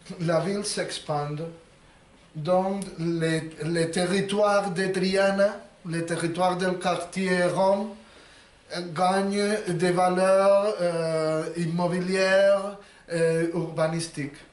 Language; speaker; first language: French; non-native, learner; Spanish